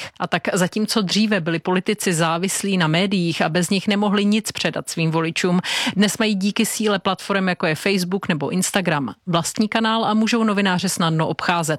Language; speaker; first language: Czech; native; Czech